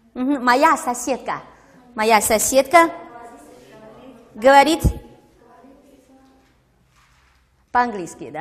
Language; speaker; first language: Russian; non-native, fluent; Chinese